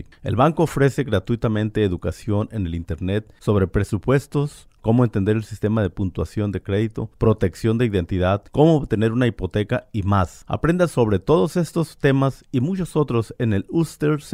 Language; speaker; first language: Spanish; native; Spanish